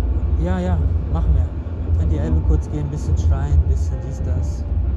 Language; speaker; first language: German; non-native, fluent; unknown